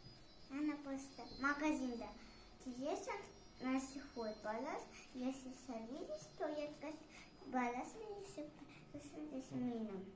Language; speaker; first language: Russian; non-native, local second language; Kazakh